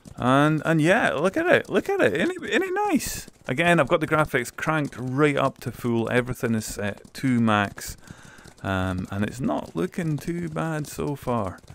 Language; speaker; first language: English; native; English